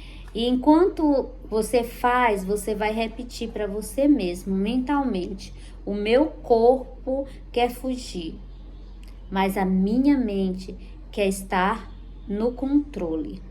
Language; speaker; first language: Portuguese; native; Portuguese